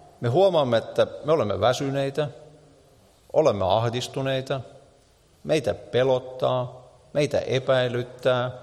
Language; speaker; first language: Finnish; native; Finnish